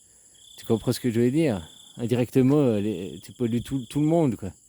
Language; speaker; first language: French; native; French